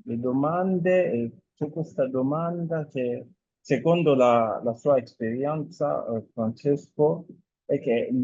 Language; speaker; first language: Italian; non-native, fluent; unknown